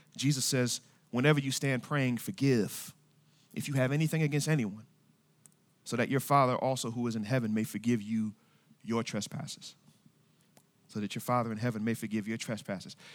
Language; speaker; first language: English; native; English